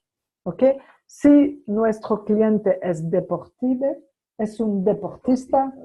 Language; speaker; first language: Spanish; non-native, fluent; French